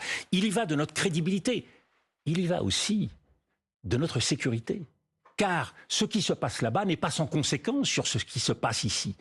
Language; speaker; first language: French; native; French